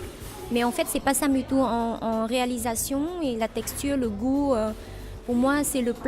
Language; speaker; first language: French; non-native, fluent; Vietnamese